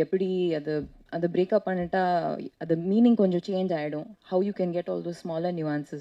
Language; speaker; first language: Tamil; non-native, learner; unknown